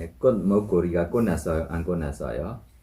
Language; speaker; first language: Korean; non-native, fluent; Burmese